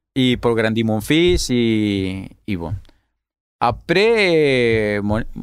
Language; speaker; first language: French; non-native, learner; Spanish